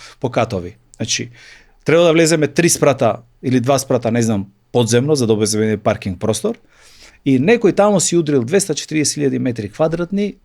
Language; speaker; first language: Macedonian; non-native, local second language; Albanian